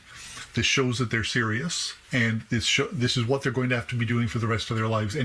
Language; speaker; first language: English; native; English